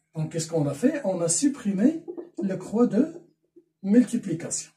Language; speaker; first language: French; non-native, local second language; Arabic